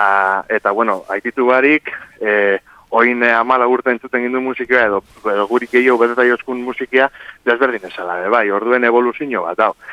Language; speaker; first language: Basque; native; Basque